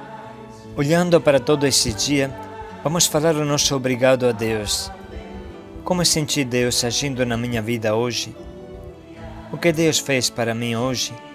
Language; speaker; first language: Portuguese; native; Portuguese